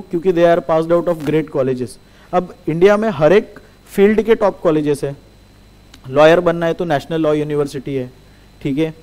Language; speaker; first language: Hindi; non-native, local second language; Marathi